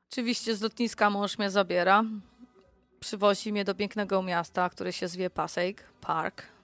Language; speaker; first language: Polish; native; Polish